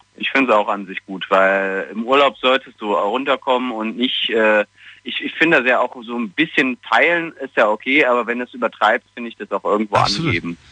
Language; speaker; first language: German; non-native, fluent; Italian